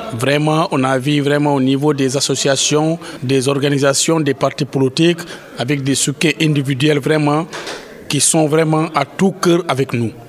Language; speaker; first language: French; non-native, local second language; Fula